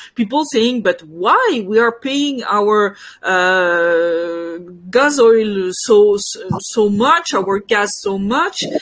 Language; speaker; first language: English; non-native, fluent; French